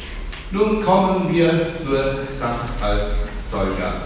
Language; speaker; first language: German; native; German